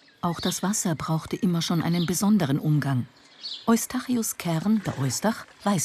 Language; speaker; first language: German; native; German